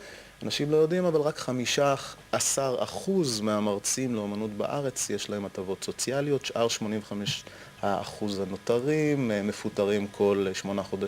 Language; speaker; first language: Hebrew; native; Hebrew